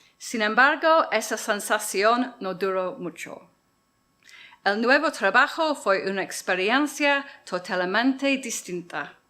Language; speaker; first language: Spanish; non-native, learner; English